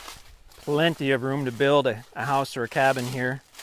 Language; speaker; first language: English; native; English